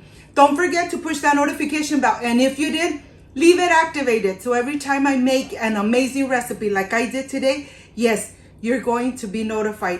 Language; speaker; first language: English; non-native, fluent; Spanish